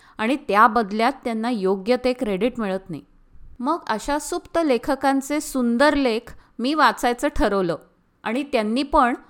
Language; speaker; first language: Marathi; early bilingual, heritage; Marathi